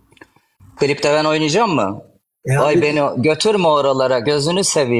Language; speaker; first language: Turkish; native; Turkish